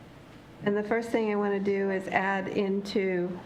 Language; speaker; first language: English; native; English